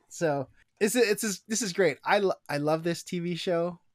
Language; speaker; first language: English; native; English